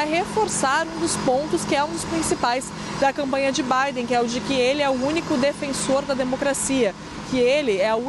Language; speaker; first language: Portuguese; native; Portuguese